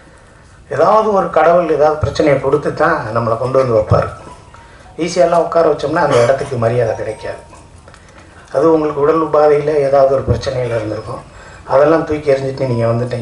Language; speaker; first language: Tamil; native; Tamil